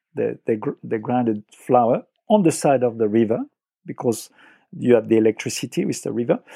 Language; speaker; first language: English; non-native, fluent; French